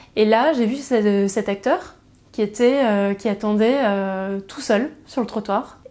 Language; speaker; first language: French; native; French